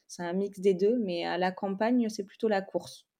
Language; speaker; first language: French; native; French